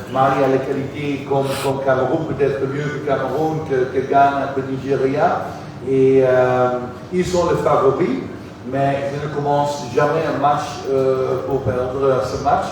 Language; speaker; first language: French; non-native, fluent; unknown